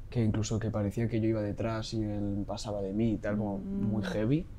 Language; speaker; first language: Spanish; native; Spanish